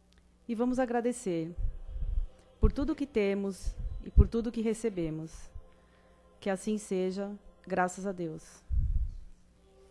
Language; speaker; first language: Portuguese; native; Portuguese